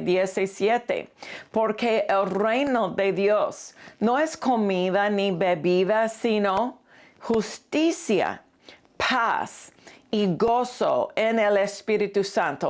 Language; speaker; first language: Spanish; non-native, fluent; English